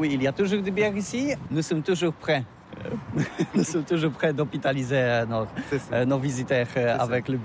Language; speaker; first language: French; non-native, learner; Polish